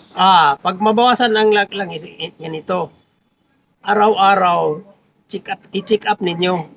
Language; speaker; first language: Filipino; non-native, local second language; Cebuano